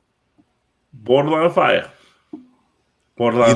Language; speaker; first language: English; native; English